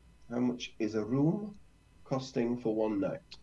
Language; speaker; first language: English; native; English